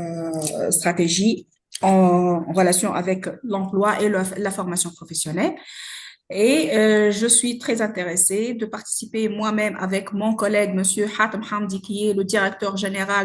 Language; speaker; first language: French; non-native, local second language; Arabic